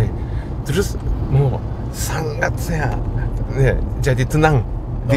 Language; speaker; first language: Indonesian; non-native, fluent; Japanese